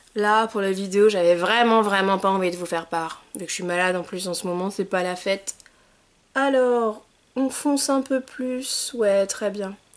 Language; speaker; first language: French; native; French